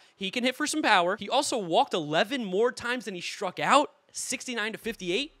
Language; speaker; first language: English; native; English